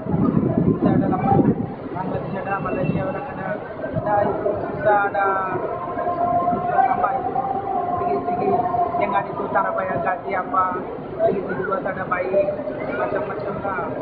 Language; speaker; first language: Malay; non-native, learner; Bangla